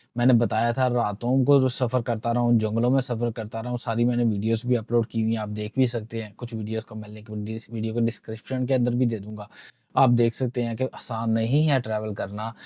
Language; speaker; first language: Urdu; non-native, local second language; Punjabi